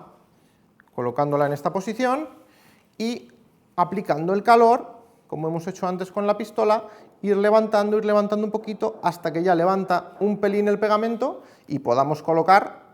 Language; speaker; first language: Spanish; native; Spanish